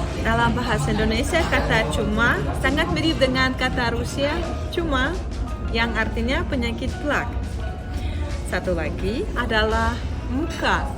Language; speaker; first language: Indonesian; non-native, fluent; Russian